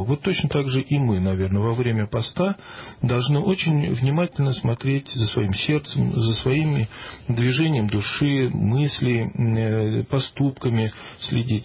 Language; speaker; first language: Russian; native; Russian